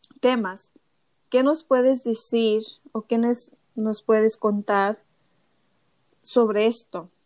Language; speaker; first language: Spanish; early bilingual, heritage; Spanish